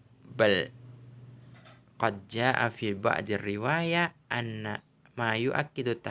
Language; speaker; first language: Arabic; non-native, fluent; Indonesian